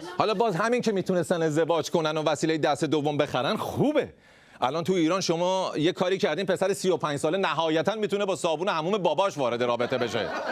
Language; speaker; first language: Persian; native; Persian